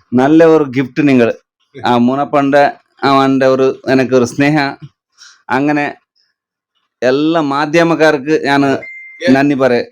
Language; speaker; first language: Malayalam; non-native, learner; Kannada